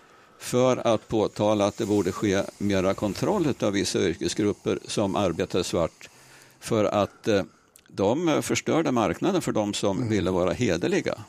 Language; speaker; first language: Swedish; native; Swedish